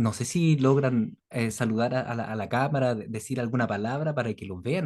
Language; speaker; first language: Spanish; native; Spanish